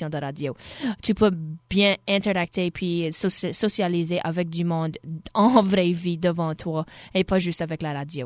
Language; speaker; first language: French; native; French